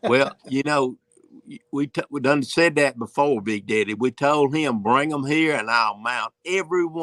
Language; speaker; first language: English; native; English